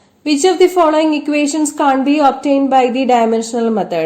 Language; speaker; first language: English; non-native, local second language; Malayalam